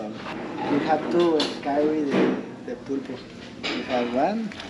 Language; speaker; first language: English; non-native, learner; Spanish